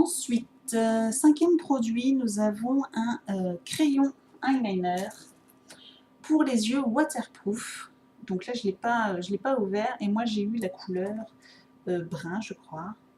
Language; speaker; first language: French; native; French